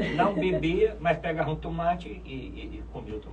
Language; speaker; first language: Portuguese; native; Portuguese